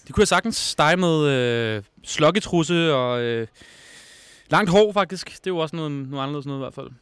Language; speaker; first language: Danish; native; Danish